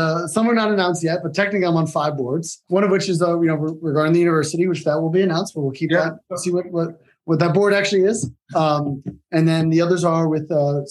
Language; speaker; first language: English; native; English